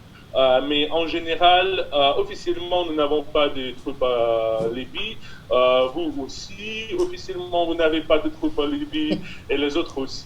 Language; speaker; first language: French; non-native, fluent; Russian